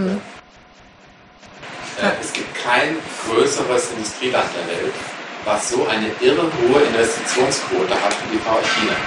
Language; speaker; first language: German; native; German